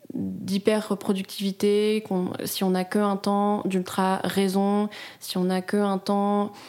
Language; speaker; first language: French; native; French